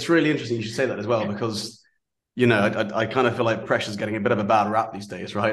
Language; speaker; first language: English; native; English